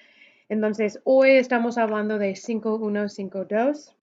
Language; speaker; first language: Spanish; non-native, fluent; English